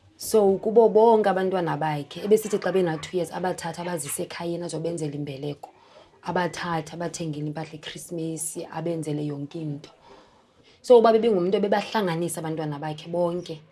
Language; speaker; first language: Zulu; non-native, local second language; Xhosa